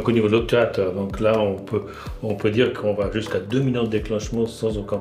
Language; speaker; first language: French; native; French